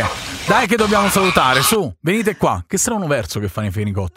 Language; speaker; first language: Italian; native; Italian